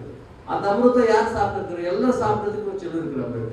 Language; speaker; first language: Tamil; non-native, learner; Kannada